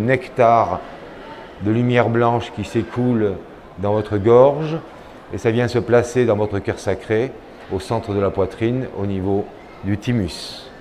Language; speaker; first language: French; native; French